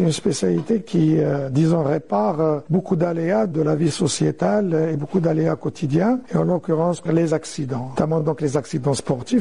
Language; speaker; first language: French; non-native, local second language; Arabic